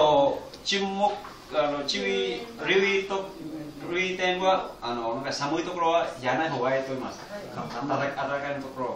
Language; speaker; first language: Japanese; non-native, learner; Vietnamese